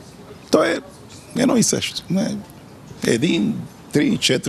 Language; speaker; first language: Bulgarian; non-native, learner; Spanish